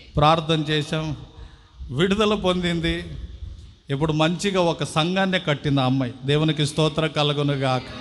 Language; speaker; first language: Telugu; non-native, local second language; Tamil